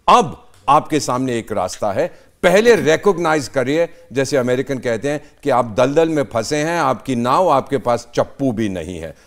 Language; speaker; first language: Hindi; native; Hindi